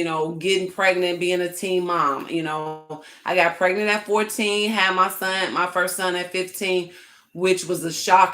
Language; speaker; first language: English; native; English